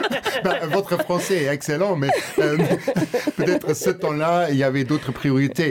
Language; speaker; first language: French; non-native, local second language; Luxembourgish